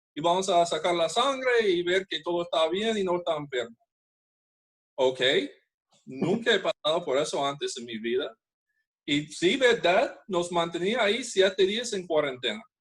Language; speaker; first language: Spanish; non-native, fluent; English